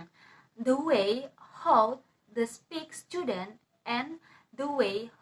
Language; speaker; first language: English; non-native, learner; Indonesian